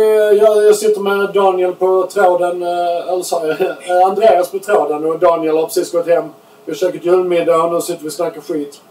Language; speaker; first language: Swedish; native; Swedish